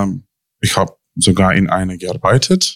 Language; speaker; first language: German; non-native, learner; Ukrainian